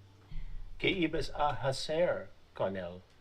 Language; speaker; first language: Spanish; non-native, learner; English